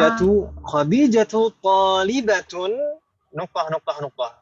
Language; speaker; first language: Arabic; non-native, fluent; Indonesian